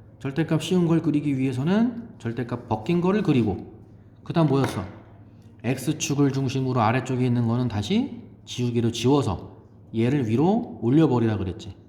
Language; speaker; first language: Korean; native; Korean